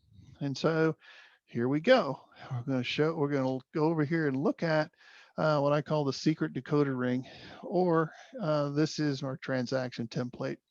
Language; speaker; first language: English; native; English